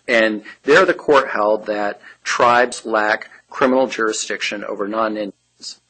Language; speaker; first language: English; native; English